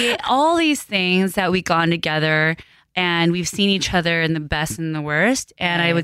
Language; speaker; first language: English; early bilingual, other home language; Korean